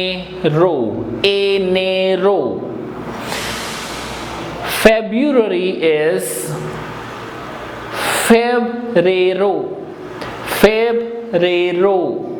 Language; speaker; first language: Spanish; non-native, learner; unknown